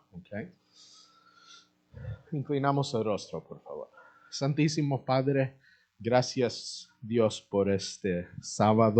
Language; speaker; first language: Spanish; early bilingual, heritage; Spanish